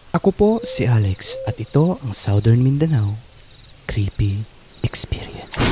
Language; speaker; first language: Filipino; non-native, local second language; Cebuano